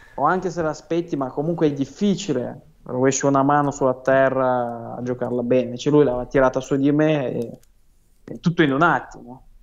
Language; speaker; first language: Italian; non-native, fluent; Russian